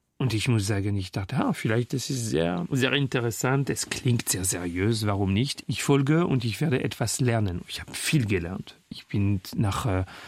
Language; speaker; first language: German; non-native, fluent; French